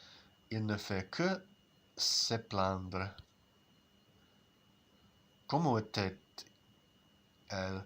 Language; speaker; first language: French; non-native, learner; English